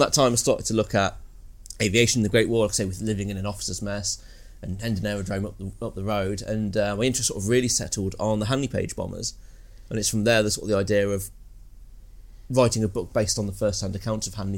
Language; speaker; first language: English; native; English